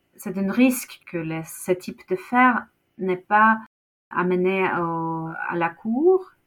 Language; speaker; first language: French; non-native, fluent; Norwegian